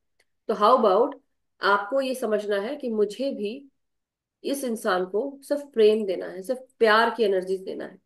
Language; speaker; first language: Hindi; native; Hindi